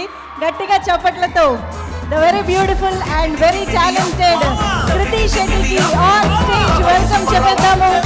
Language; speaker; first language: Telugu; native; Telugu